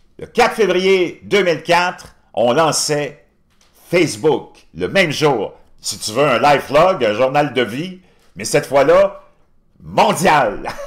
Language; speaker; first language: French; native; French